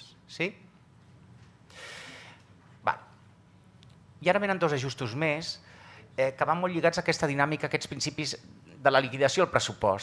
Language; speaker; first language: Catalan; native; Catalan